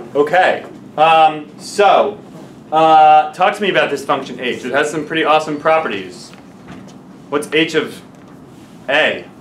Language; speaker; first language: English; native; English